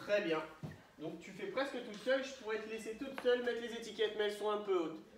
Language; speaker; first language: French; native; French